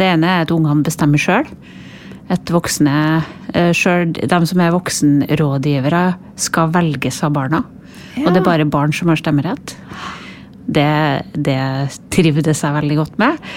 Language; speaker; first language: Norwegian; native; Norwegian